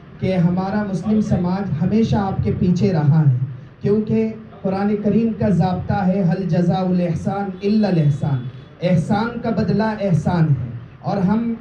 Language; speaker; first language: Urdu; native; Urdu